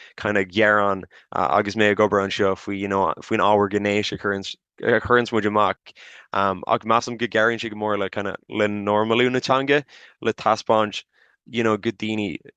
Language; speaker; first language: Irish; non-native, local second language; English